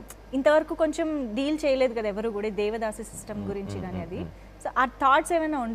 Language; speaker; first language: Telugu; native; Telugu